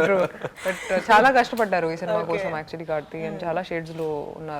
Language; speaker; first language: Telugu; non-native, fluent; Hindi